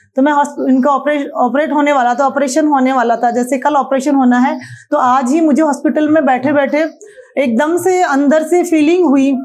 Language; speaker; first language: Hindi; native; Hindi